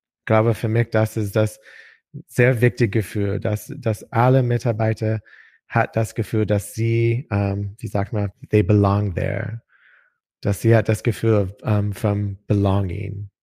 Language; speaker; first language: German; non-native, learner; English